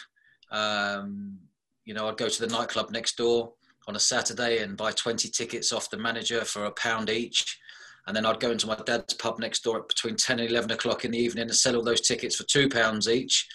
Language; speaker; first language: English; native; English